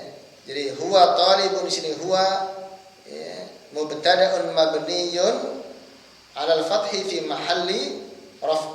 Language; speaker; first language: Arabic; non-native, fluent; Indonesian